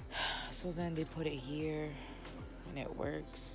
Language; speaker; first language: English; native; English